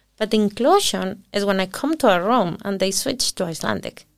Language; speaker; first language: English; early bilingual, other home language; Spanish